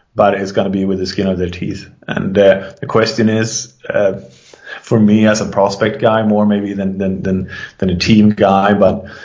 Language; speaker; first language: English; non-native, fluent; Swedish